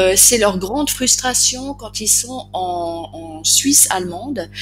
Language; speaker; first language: French; native; French